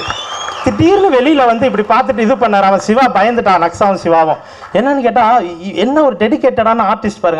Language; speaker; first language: Tamil; native; Tamil